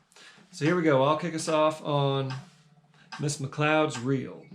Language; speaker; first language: English; native; English